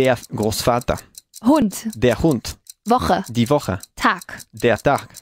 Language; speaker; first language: German; non-native, learner; Spanish